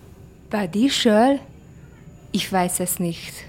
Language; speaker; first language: German; non-native, learner; Hungarian